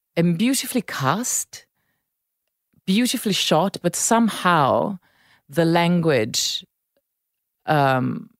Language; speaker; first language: English; non-native, fluent; Italian